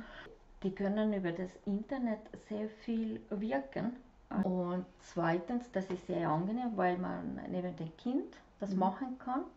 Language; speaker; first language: German; non-native, fluent; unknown